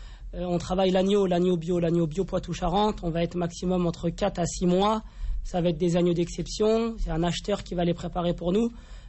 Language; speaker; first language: French; native; French